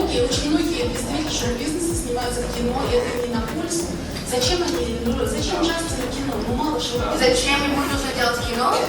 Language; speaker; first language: Russian; native; Russian